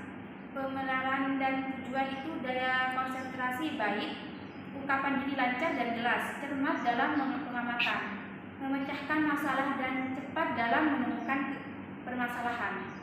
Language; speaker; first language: Indonesian; non-native, local second language; Madurese